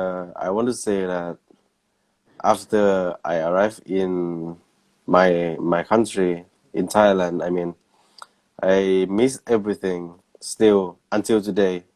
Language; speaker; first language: English; non-native, learner; Thai